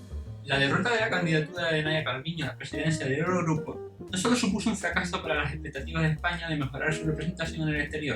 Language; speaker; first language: Spanish; native; Spanish